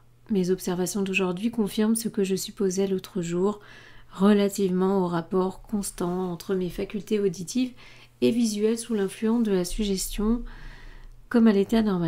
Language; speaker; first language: French; native; French